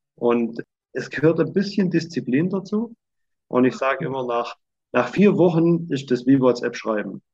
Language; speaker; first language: German; native; German